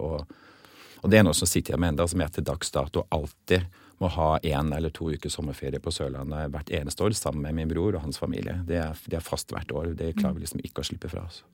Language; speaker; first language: Norwegian; early bilingual, other home language; English